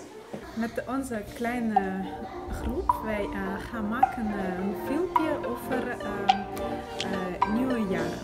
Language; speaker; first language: Dutch; non-native, learner; Russian